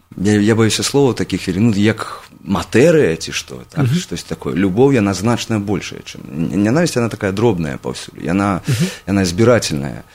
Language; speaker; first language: Belarusian; non-native, local second language; Russian